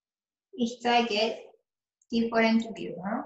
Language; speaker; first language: German; non-native, learner; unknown